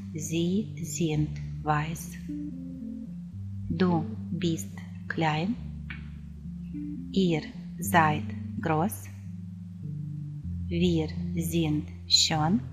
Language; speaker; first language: German; non-native, fluent; Ukrainian